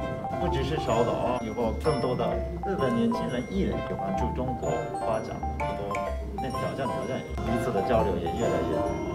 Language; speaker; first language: Chinese; non-native, fluent; Japanese